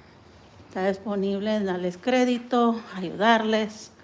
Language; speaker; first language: Spanish; early bilingual, heritage; Spanish